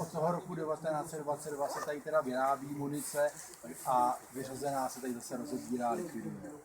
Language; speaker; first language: Czech; native; Czech